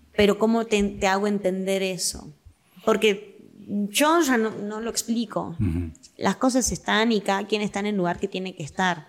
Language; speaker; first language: Spanish; native; Spanish